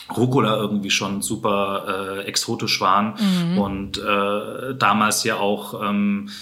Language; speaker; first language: German; native; German